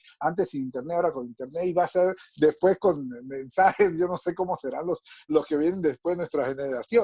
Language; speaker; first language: Spanish; native; Spanish